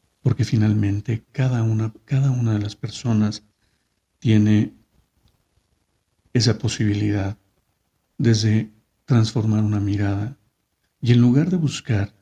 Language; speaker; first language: Spanish; native; Spanish